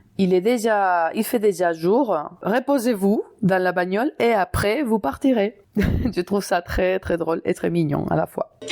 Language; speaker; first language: French; non-native, fluent; Spanish